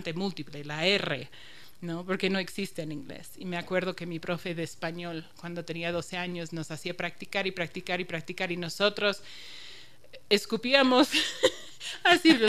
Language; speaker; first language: Spanish; non-native, fluent; English